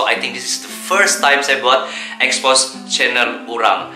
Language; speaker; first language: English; non-native, local second language; Malay